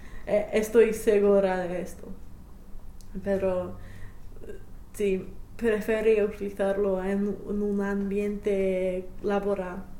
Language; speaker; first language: Spanish; non-native, fluent; English